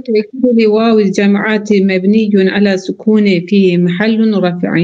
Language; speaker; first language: Arabic; non-native, learner; Turkish